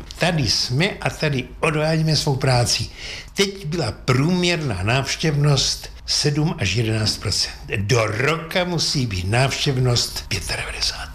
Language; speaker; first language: Czech; native; Czech